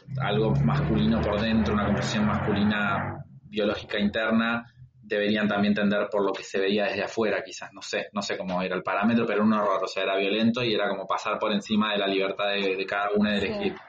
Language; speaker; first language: Spanish; native; Spanish